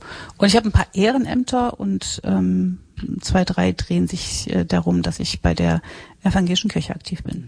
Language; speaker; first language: German; native; German